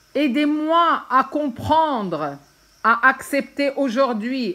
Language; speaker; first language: French; non-native, local second language; Arabic